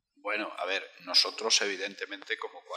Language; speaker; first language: Spanish; native; Spanish